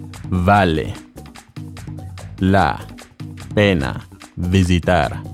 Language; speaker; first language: Spanish; non-native, fluent; English